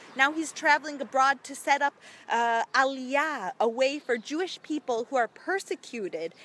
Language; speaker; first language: English; native; English